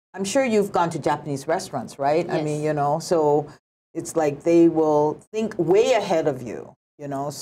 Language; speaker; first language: English; early bilingual, other home language; Japanese